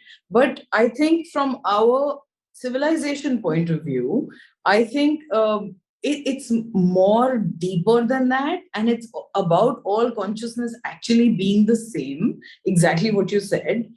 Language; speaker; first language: English; non-native, local second language; Hindi